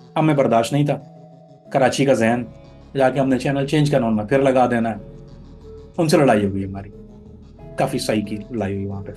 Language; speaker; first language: Urdu; native; Urdu